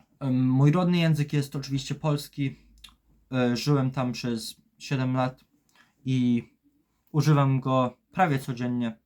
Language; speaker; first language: Polish; early bilingual, heritage; Polish